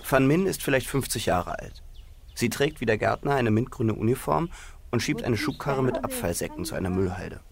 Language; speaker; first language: German; native; German